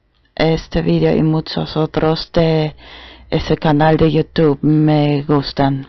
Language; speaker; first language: Spanish; non-native, learner; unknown